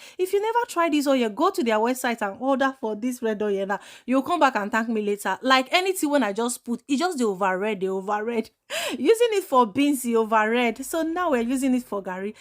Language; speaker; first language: Nigerian Pidgin; non-native, local second language; Igbo